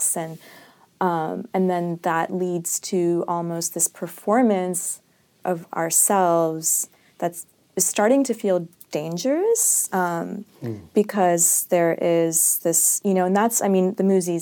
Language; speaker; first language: English; non-native, local second language; Urdu